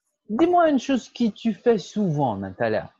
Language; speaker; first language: French; non-native, fluent; Portuguese